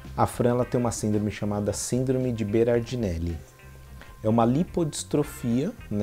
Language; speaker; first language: Portuguese; native; Portuguese